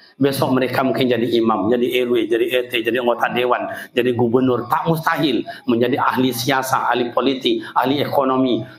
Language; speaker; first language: Malay; native; Malay